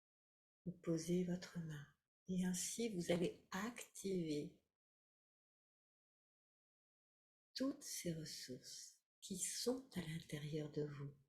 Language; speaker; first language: French; native; French